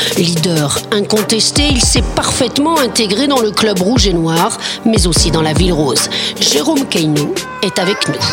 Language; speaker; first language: French; native; French